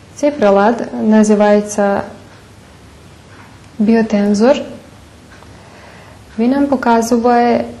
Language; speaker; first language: Ukrainian; early bilingual, heritage; Ukrainian